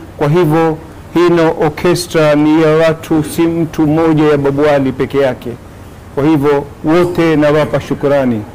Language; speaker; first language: Swahili; native; Swahili